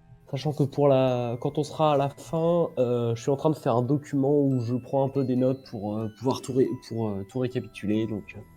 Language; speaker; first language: French; native; French